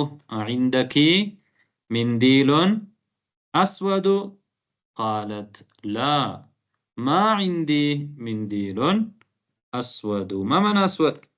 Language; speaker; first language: Arabic; non-native, fluent; Tamil